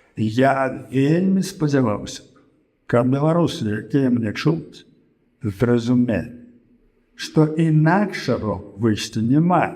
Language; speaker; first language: Belarusian; native; Belarusian